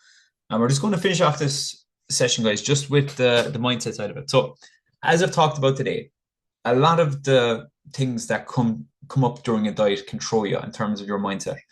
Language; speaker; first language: English; native; English